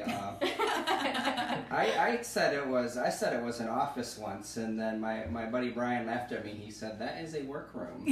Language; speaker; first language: English; native; English